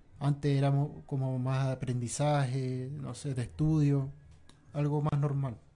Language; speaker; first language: Spanish; native; Spanish